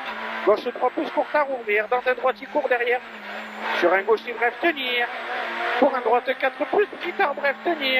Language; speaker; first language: French; native; French